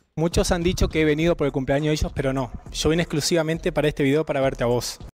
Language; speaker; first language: Spanish; native; Spanish